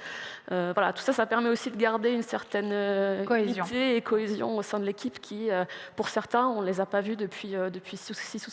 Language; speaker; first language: French; native; French